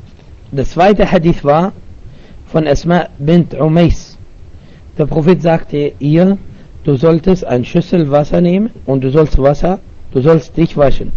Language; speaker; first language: German; non-native, learner; Arabic